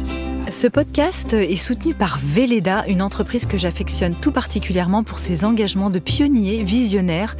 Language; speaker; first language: French; native; French